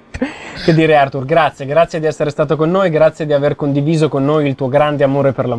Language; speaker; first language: Italian; native; Italian